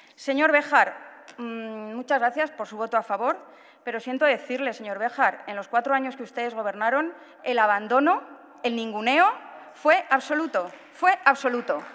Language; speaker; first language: Spanish; native; Spanish